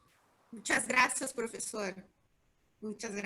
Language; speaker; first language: Spanish; non-native, learner; Portuguese